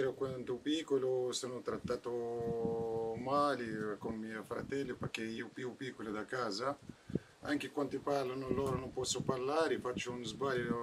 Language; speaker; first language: Italian; non-native, learner; Arabic